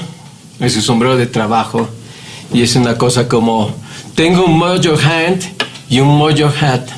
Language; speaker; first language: Spanish; native; Spanish